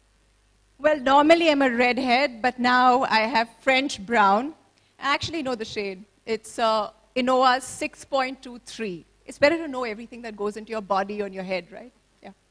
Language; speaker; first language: English; non-native, local second language; Hindi